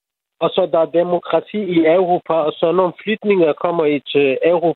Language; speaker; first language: Danish; non-native, learner; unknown